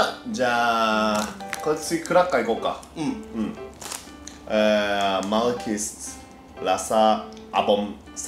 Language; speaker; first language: Japanese; native; Japanese